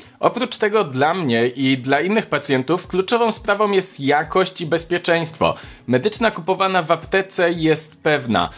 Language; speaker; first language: Polish; native; Polish